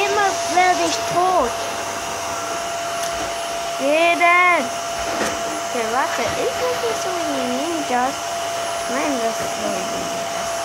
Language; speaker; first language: German; non-native, learner; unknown